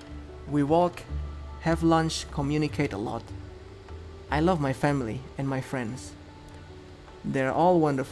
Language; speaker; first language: English; non-native, fluent; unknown